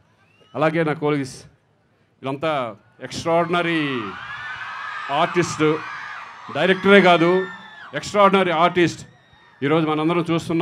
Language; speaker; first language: Telugu; native; Telugu